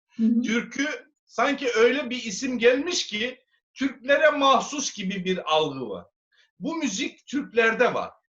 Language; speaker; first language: Turkish; native; Turkish